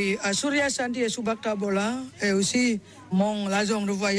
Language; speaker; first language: French; non-native, learner; Balinese